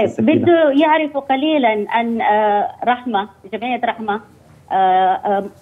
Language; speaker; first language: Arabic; non-native, fluent; Malay